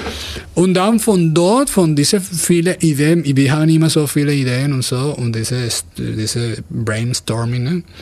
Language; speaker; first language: German; non-native, fluent; Spanish